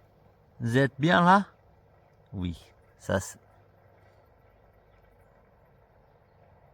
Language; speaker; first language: French; native; French